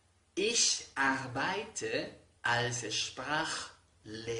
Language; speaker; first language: German; non-native, fluent; Spanish